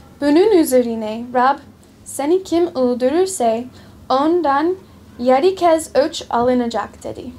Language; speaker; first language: Turkish; non-native, learner; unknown